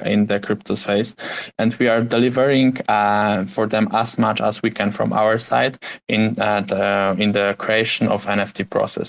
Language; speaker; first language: English; non-native, fluent; Polish